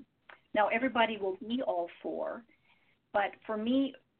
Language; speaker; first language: English; native; English